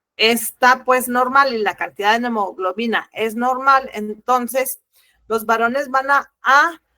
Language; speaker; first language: Spanish; native; Spanish